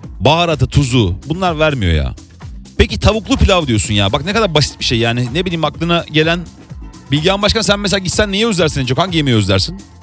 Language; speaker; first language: Turkish; native; Turkish